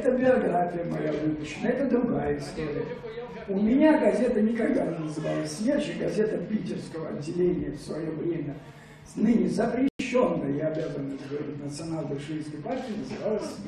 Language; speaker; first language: Russian; native; Russian